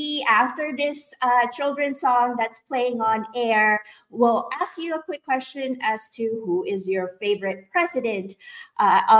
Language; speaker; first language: English; non-native, local second language; Filipino